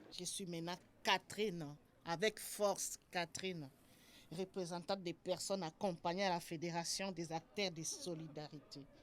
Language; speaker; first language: French; non-native, local second language; Lingala